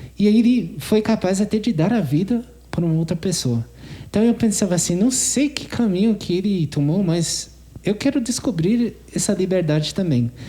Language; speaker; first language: Portuguese; non-native, fluent; English